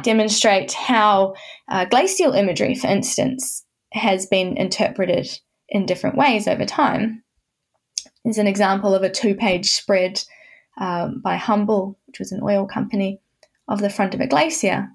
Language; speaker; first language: English; native; English